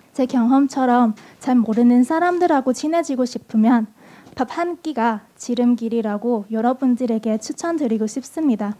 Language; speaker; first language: Korean; non-native, fluent; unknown